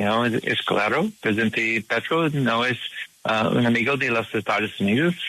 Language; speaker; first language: Spanish; non-native, learner; English